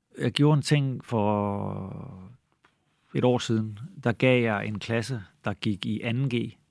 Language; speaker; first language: Danish; native; Danish